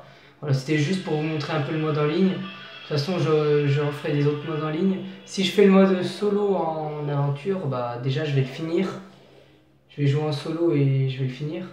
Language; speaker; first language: French; native; French